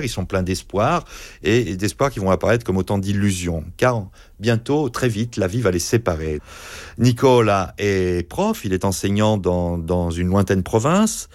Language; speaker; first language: French; native; French